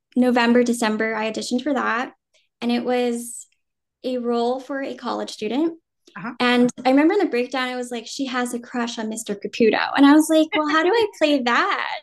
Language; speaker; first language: English; early bilingual, other home language; Vietnamese